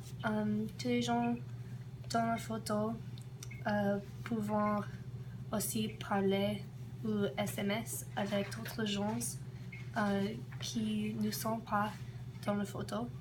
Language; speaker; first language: French; non-native, learner; English